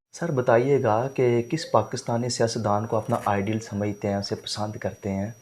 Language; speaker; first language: Urdu; non-native, local second language; Punjabi